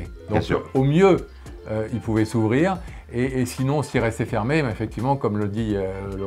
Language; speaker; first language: French; native; French